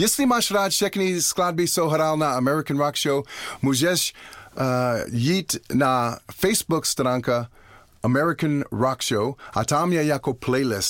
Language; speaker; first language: Czech; non-native, learner; English